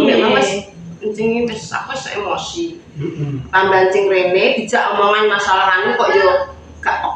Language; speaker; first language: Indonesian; non-native, local second language; Javanese